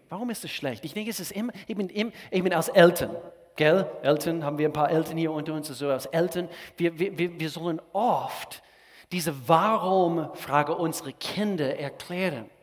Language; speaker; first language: German; non-native, fluent; English